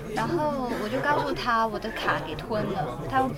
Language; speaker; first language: Chinese; native; Chinese